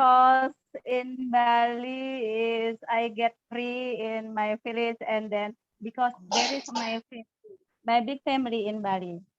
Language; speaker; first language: English; non-native, learner; Indonesian